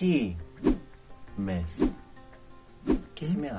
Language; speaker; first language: Korean; native; Korean